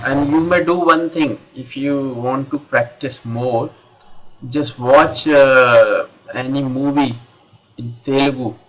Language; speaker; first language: English; non-native, local second language; Hindi